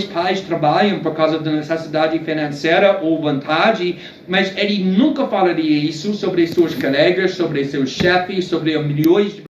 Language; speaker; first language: Portuguese; non-native, fluent; English